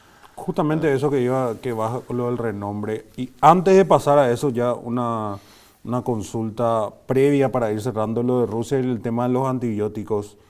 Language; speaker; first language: Spanish; native; Spanish